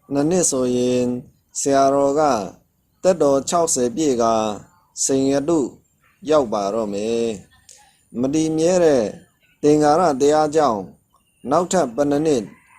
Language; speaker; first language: Burmese; non-native, local second language; Shan